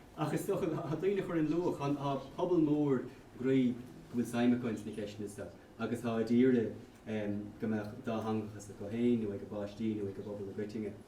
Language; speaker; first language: Irish; native; Irish